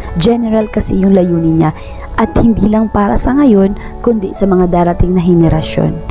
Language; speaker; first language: Filipino; non-native, local second language; Bikol